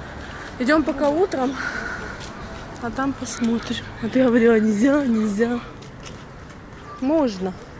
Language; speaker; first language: Russian; native; Russian